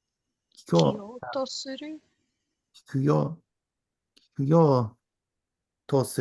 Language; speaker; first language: Japanese; non-native, learner; English